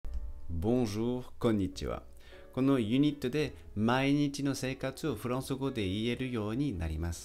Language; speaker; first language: Japanese; non-native, fluent; French